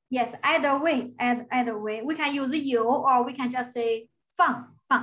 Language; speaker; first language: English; non-native, fluent; Chinese